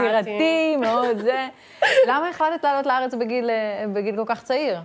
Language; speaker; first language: Hebrew; native; Hebrew